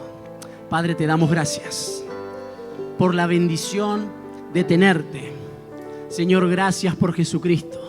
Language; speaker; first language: Spanish; native; Spanish